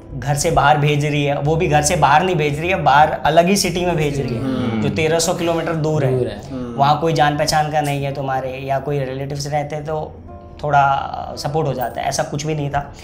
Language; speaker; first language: Hindi; native; Hindi